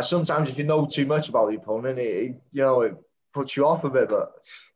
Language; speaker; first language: English; native; English